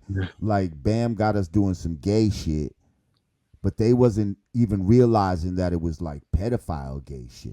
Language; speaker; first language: English; native; English